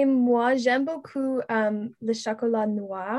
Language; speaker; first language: French; non-native, learner; English